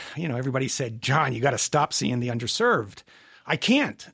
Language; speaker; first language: English; native; English